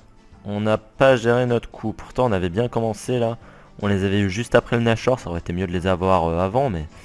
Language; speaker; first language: French; native; French